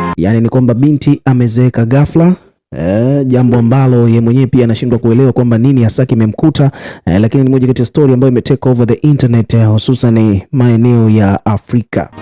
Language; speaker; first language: Swahili; native; Swahili